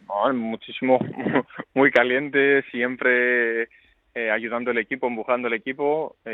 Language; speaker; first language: Spanish; non-native, fluent; Greek